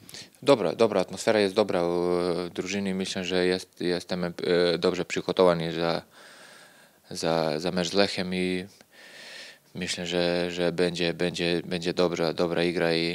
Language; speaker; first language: Polish; non-native, learner; Serbian